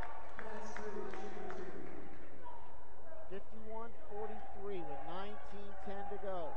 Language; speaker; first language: English; native; English